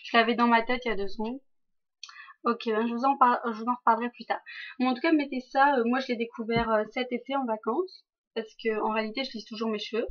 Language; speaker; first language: French; native; French